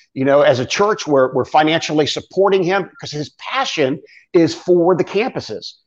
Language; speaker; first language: English; native; English